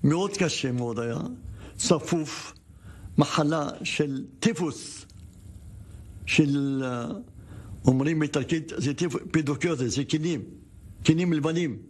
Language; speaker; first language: Hebrew; non-native, fluent; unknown